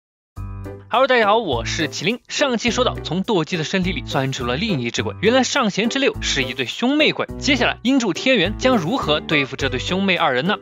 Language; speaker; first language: Chinese; native; Chinese